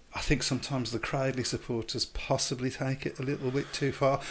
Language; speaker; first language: English; native; English